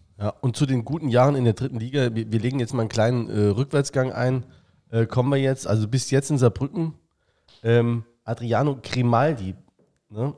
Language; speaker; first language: German; native; German